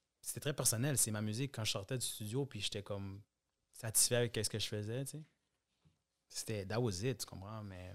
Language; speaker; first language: French; early bilingual, other home language; Spanish